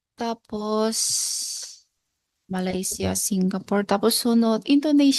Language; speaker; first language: Filipino; non-native, learner; Chinese